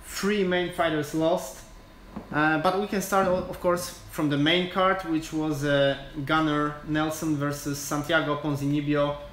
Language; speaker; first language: English; non-native, fluent; Polish